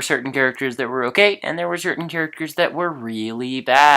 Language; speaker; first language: English; native; English